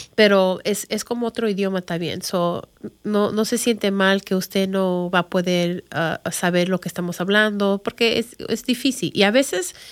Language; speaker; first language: Spanish; early bilingual, other home language; English